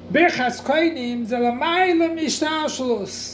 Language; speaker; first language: Hebrew; non-native, fluent; English